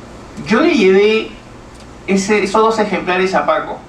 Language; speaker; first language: Spanish; native; Spanish